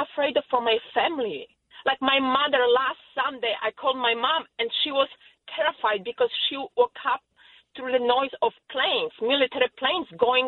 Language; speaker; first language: English; non-native, learner; Polish